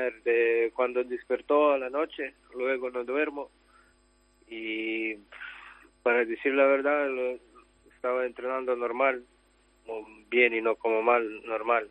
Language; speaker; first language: Spanish; non-native, learner; Ukrainian